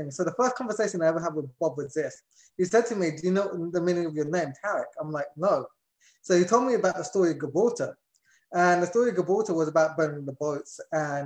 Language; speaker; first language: English; native; English